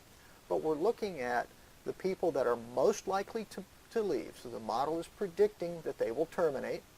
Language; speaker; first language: English; native; English